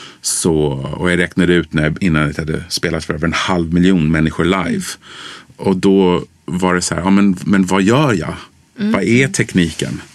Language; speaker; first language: Swedish; early bilingual, other home language; English